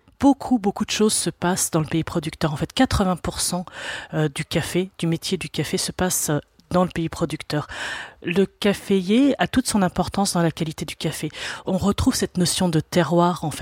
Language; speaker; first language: French; native; French